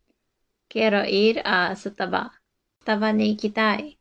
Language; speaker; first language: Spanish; non-native, fluent; Japanese